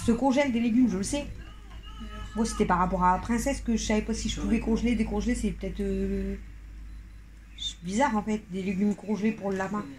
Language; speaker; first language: French; native; French